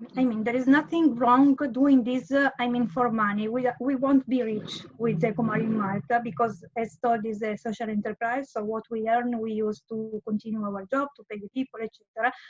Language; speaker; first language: English; non-native, fluent; Italian